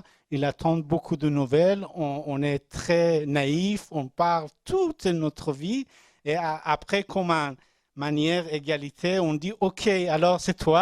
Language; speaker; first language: French; non-native, learner; Persian